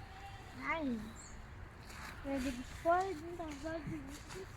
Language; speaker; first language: German; early bilingual, other home language; Urdu